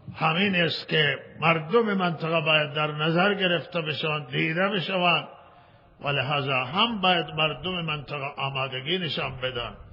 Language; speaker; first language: Persian; non-native, local second language; Baluchi